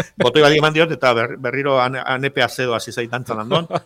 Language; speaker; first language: Basque; native; Basque